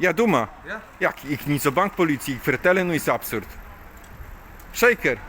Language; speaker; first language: Dutch; non-native, learner; Polish